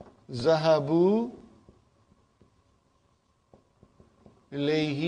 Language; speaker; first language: Arabic; non-native, fluent; Urdu